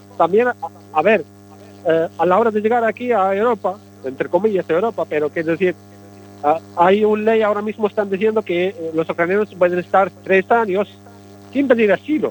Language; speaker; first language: Spanish; non-native, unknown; Arabic